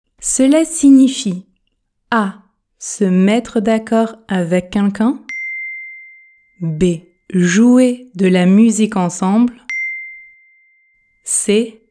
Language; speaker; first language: French; native; French